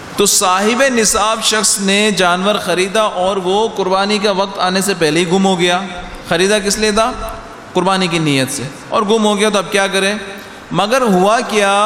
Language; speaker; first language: Urdu; native; Urdu